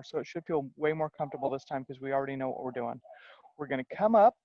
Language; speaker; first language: English; native; English